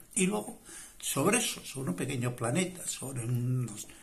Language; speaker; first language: Spanish; native; Spanish